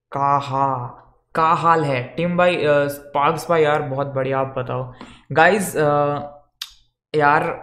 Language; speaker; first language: Hindi; non-native, local second language; Bangla